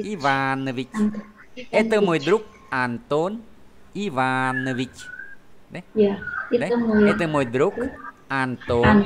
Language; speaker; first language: Russian; non-native, fluent; Vietnamese